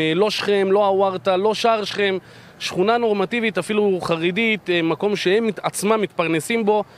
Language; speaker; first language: Hebrew; native; Hebrew